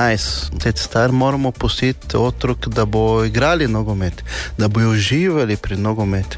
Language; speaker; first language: Slovenian; non-native, learner; Portuguese